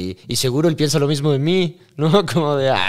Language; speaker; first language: Spanish; native; Spanish